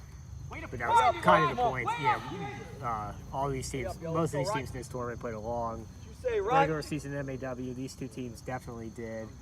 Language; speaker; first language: English; native; English